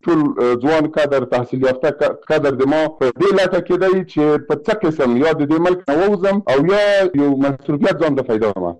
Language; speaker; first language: Pashto; non-native, local second language; Persian